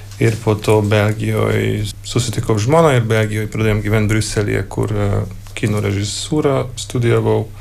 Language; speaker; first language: Lithuanian; non-native, learner; Hungarian